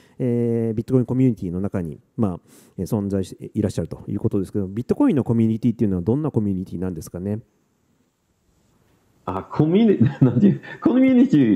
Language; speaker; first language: Japanese; native; Japanese